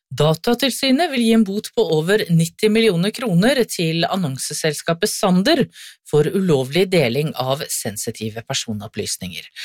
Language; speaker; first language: Norwegian; native; Norwegian